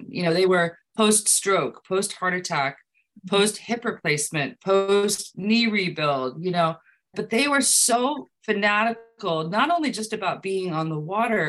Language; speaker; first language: English; native; English